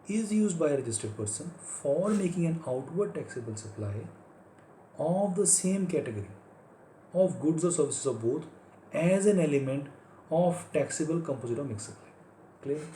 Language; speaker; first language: English; non-native, local second language; Punjabi